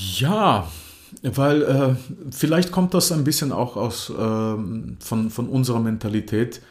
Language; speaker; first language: German; non-native, fluent; Croatian